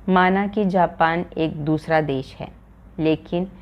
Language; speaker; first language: Hindi; non-native, local second language; Malayalam